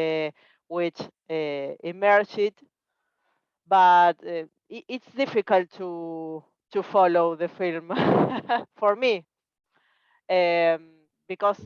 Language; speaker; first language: English; non-native, learner; Spanish